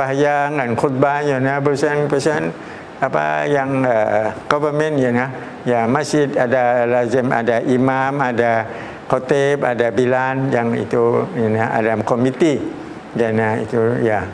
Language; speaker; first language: Indonesian; early bilingual, heritage; Thai